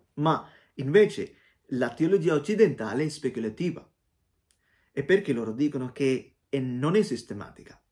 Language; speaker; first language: Italian; non-native, fluent; Sinhala